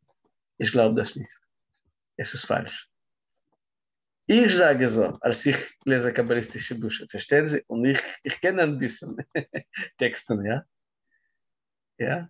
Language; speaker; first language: German; non-native, fluent; Russian